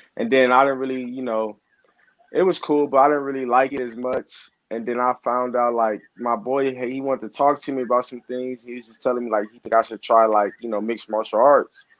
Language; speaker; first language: English; native; English